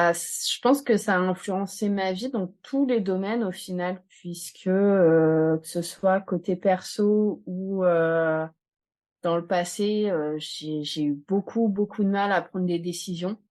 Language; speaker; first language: French; native; French